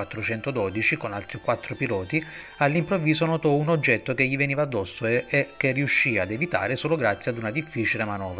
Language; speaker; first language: Italian; native; Italian